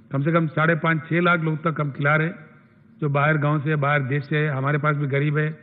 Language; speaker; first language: Hindi; non-native, local second language; Telugu